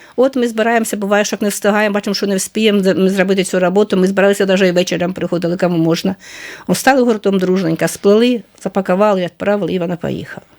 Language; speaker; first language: Ukrainian; native; Ukrainian